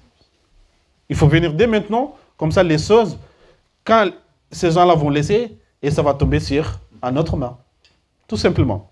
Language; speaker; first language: French; early bilingual, other home language; Soninke